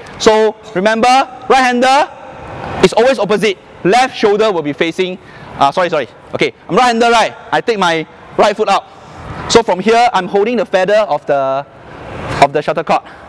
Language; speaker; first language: English; non-native, local second language; Chinese